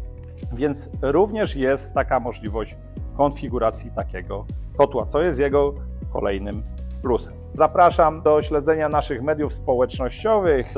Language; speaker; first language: Polish; native; Polish